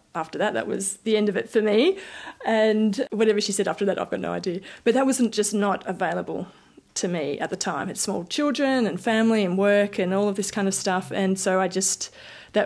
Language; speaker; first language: English; native; English